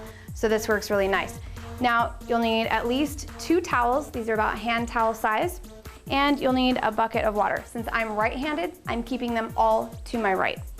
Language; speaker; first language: English; native; English